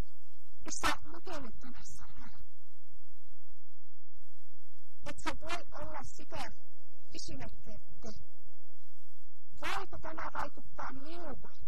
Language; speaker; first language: Finnish; early bilingual, heritage; Finnish